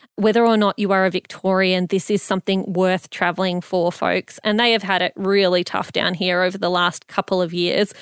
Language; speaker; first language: English; early bilingual, other home language; Hindi